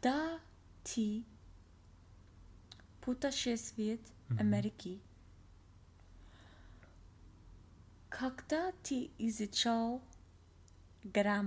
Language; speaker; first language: Russian; non-native, learner; English